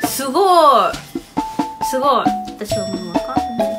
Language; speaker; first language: Japanese; non-native, fluent; Spanish